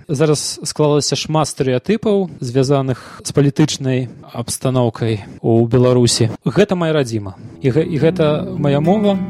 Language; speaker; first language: Belarusian; non-native, local second language; Russian